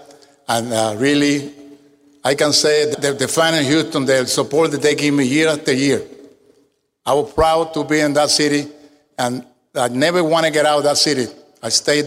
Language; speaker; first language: English; non-native, fluent; Spanish